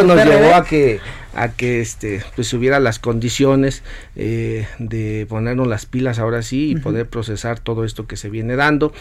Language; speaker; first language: Spanish; native; Spanish